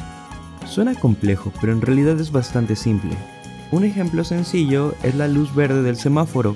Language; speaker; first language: Spanish; native; Spanish